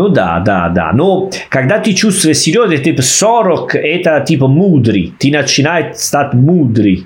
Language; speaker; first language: Russian; non-native, fluent; Italian